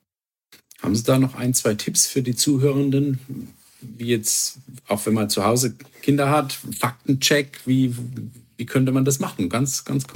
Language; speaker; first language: German; native; German